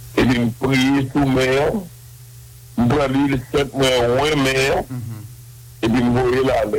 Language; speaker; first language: French; non-native, local second language; Haitian Creole